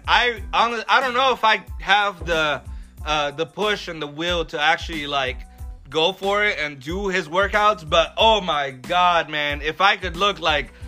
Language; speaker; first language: English; early bilingual, other home language; Arabic